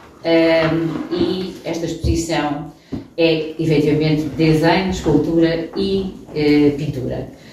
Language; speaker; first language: Portuguese; native; Portuguese